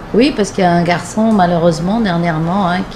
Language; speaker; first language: French; native; French